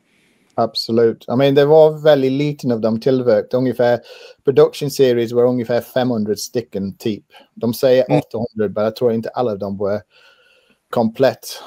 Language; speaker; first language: Swedish; non-native, fluent; English